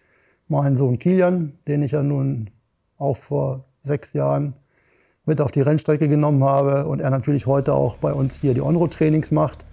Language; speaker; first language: German; native; German